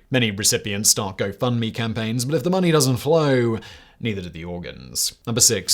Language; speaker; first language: English; native; English